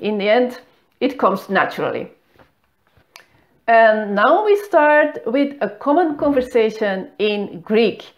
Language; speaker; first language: English; non-native, fluent; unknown